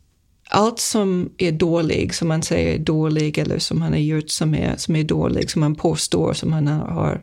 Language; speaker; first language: Swedish; non-native, fluent; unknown